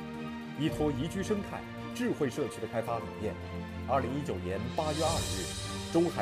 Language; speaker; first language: Chinese; native; Chinese